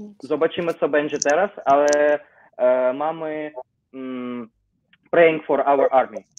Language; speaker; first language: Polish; non-native, learner; Ukrainian